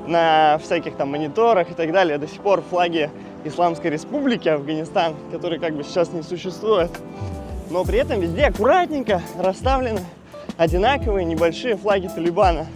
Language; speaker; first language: Russian; native; Russian